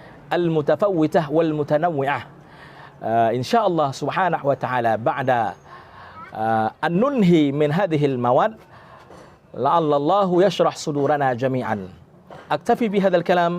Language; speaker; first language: Arabic; non-native, fluent; Indonesian